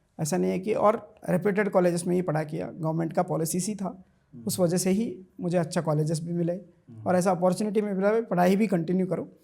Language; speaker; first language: Hindi; non-native, local second language; Kannada